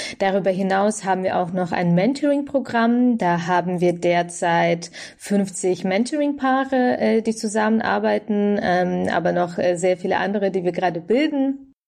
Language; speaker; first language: German; early bilingual, other home language; Russian